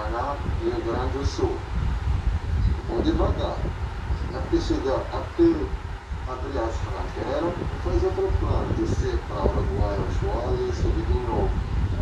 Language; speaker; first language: Portuguese; non-native, learner; Arabic